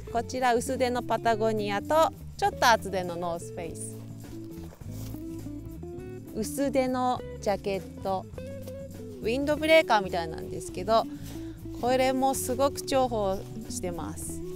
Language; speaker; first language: Japanese; native; Japanese